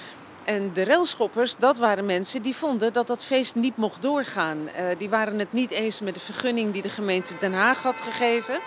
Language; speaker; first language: Dutch; native; Dutch